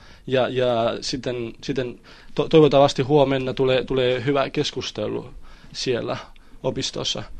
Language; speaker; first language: Finnish; non-native, learner; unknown